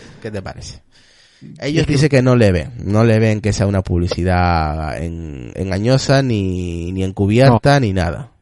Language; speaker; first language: Spanish; native; Spanish